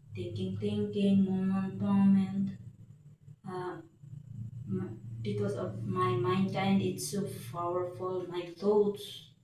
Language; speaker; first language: English; non-native, local second language; Filipino